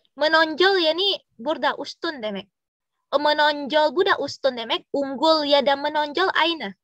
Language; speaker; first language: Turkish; non-native, learner; Indonesian